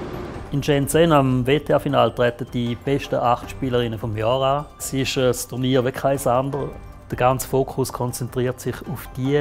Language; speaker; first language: German; native; German